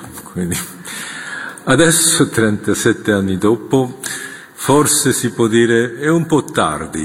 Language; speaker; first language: Italian; non-native, fluent; Korean